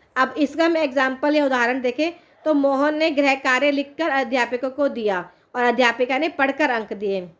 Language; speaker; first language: Hindi; native; Hindi